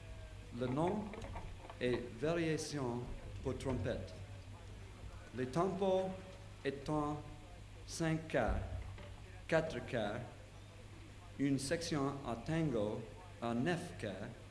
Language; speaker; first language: French; non-native, learner; English